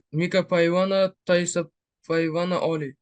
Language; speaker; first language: Finnish; non-native, learner; Russian